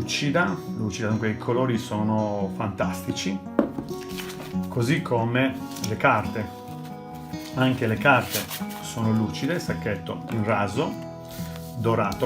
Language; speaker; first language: Italian; native; Italian